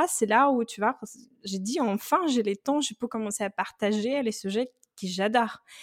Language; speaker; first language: French; non-native, fluent; Russian